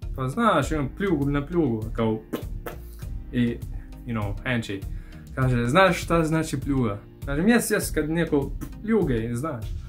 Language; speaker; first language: Bosnian; non-native, fluent; Arabic